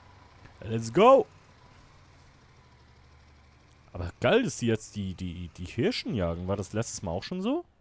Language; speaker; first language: German; native; German